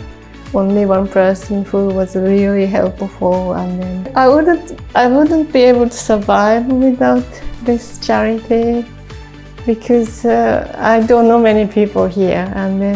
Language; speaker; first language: English; non-native, fluent; Japanese